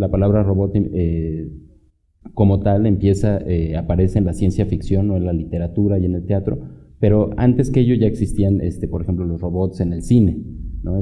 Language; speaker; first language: Spanish; native; Spanish